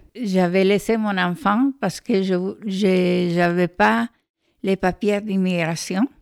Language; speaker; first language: French; non-native, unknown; Spanish